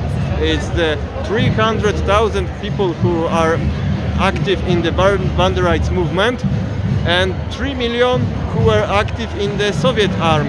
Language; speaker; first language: English; non-native, fluent; Polish